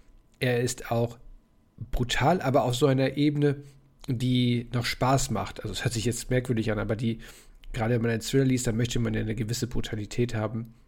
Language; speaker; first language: German; native; German